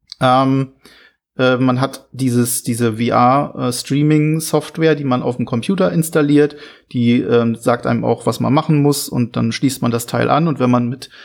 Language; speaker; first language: German; native; German